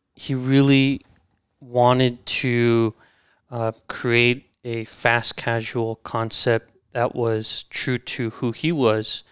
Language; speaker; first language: English; native; English